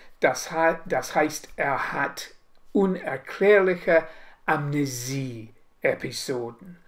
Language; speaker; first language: German; non-native, learner; English